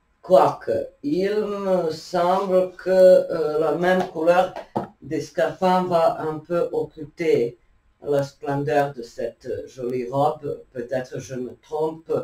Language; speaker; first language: French; non-native, fluent; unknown